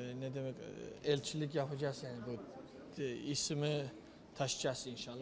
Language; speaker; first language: Turkish; non-native, fluent; Georgian